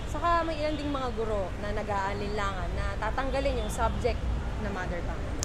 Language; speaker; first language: Filipino; non-native, local second language; Iloko